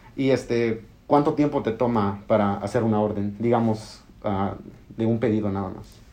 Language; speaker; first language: Spanish; early bilingual, heritage; Spanish